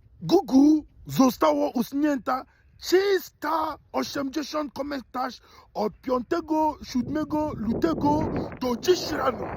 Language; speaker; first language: Polish; non-native, learner; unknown